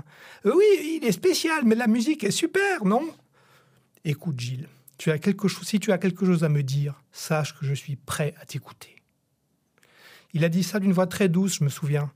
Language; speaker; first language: French; native; French